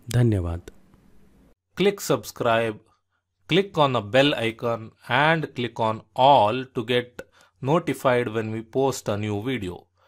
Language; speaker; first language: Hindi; non-native, local second language; Kannada